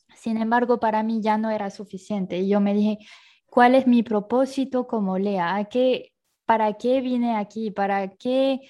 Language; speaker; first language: Spanish; non-native, fluent; French